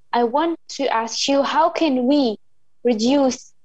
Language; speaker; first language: English; non-native, local second language; Arabic